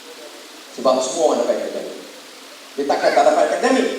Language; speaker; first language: Malay; native; Malay